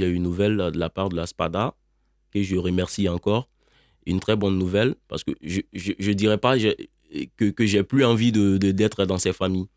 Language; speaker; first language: French; non-native, local second language; Bambara